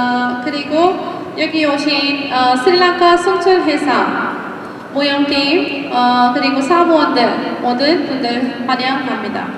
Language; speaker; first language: Korean; non-native, fluent; Sinhala